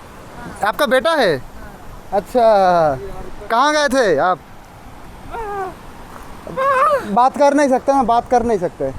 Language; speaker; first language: Hindi; non-native, local second language; Bangla